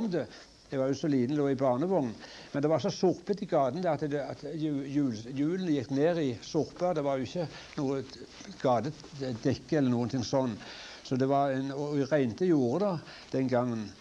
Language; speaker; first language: Norwegian; native; Norwegian